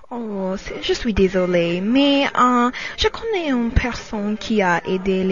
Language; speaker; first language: French; non-native, learner; English